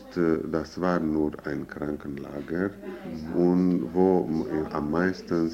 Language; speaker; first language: German; non-native, fluent; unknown